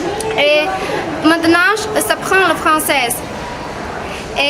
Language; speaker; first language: French; non-native, learner; Khmer